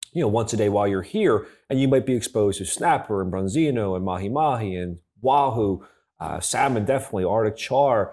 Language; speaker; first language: English; native; English